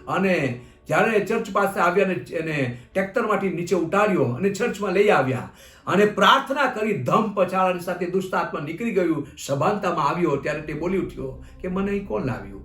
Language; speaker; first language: Gujarati; non-native, local second language; Gamit